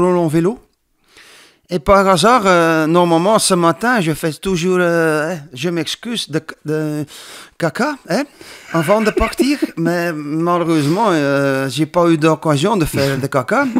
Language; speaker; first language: French; non-native, learner; Dutch